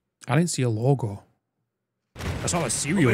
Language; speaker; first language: English; native; English